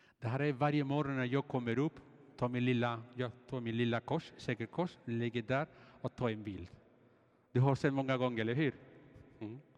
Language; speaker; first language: Swedish; non-native, fluent; Spanish